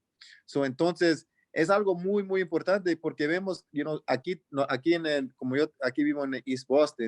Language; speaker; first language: Spanish; early bilingual, heritage; Spanish